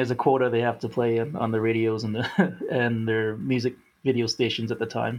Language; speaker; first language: English; native; English